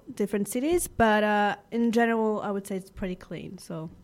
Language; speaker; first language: English; non-native, fluent; French